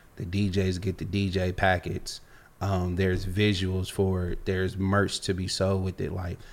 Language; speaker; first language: English; native; English